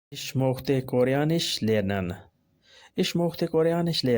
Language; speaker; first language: German; non-native, fluent; Urdu